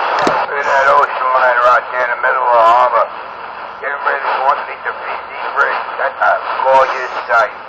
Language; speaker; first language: English; native; English